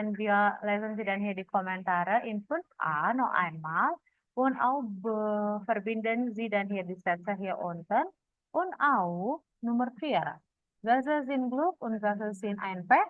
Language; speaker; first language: German; non-native, fluent; Indonesian